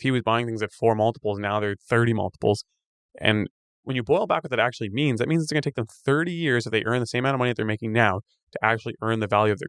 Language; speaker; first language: English; native; English